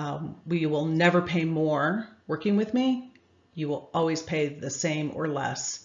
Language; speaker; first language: English; native; English